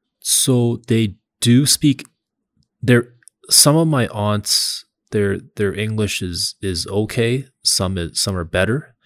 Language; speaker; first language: English; early bilingual, other home language; Cantonese